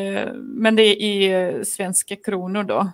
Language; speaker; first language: Swedish; non-native, fluent; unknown